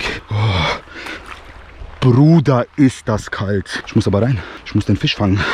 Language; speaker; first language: German; early bilingual, other home language; Bosnian